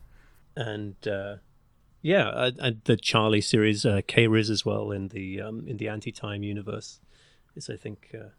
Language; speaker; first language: English; native; English